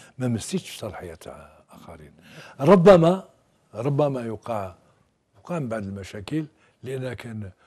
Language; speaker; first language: Arabic; native; Arabic